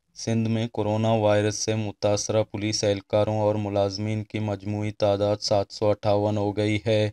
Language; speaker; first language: Urdu; non-native, local second language; Baluchi